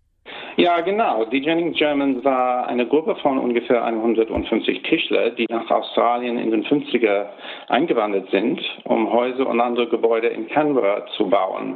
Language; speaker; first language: German; early bilingual, heritage; German